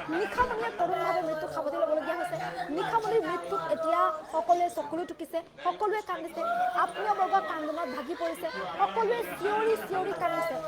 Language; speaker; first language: Assamese; native; Assamese